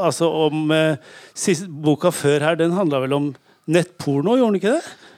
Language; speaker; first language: Norwegian; native; Norwegian